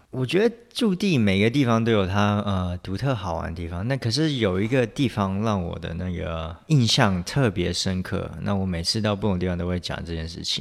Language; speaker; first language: Chinese; native; Chinese